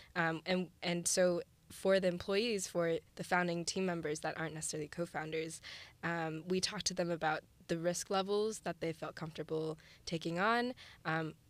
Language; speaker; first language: English; early bilingual, other home language; Chinese